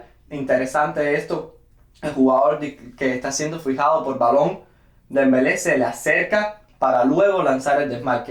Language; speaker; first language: Spanish; native; Spanish